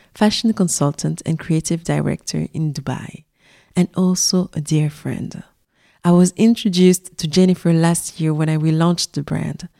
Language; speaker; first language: English; non-native, fluent; French